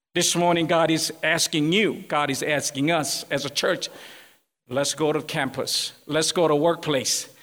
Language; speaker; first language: English; non-native, fluent; Korean